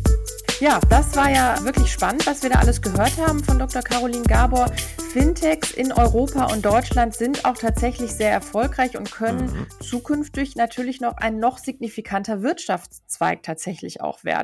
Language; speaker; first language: German; native; German